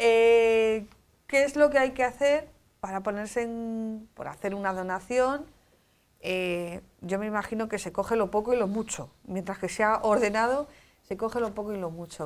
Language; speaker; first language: Spanish; native; Spanish